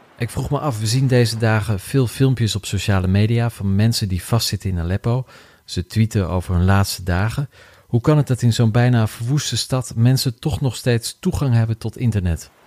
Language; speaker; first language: Dutch; native; Dutch